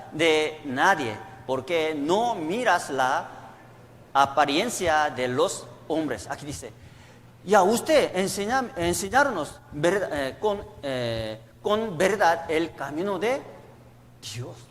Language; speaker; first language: Spanish; non-native, learner; Korean